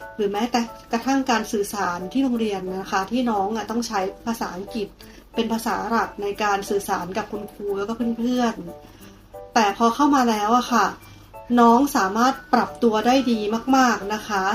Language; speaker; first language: Thai; native; Thai